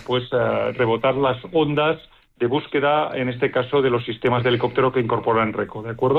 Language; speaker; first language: Spanish; native; Spanish